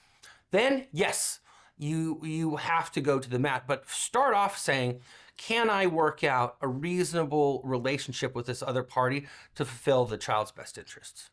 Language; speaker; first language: English; native; English